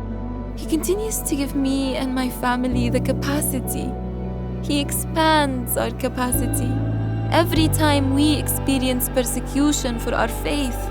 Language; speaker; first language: English; non-native, fluent; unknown